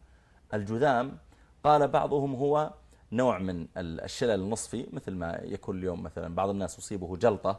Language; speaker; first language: Arabic; native; Arabic